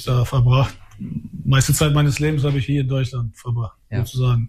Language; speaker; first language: German; early bilingual, other home language; Albanian